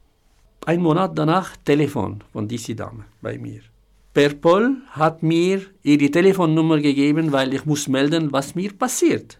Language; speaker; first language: German; non-native, fluent; Arabic